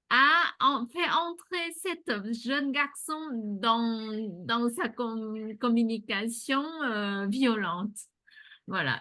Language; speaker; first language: French; non-native, fluent; Vietnamese